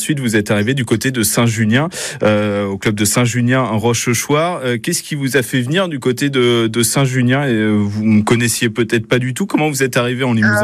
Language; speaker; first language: French; native; French